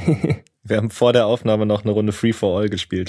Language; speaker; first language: German; native; German